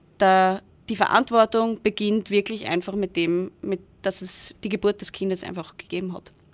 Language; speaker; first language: German; native; German